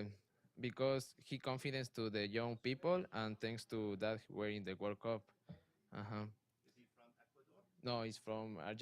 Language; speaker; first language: English; non-native, learner; Spanish